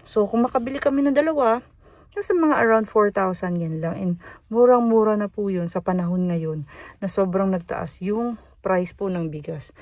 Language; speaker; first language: Filipino; native; Filipino